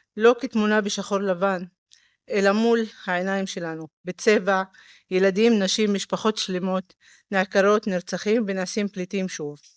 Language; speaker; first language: Hebrew; non-native, local second language; Arabic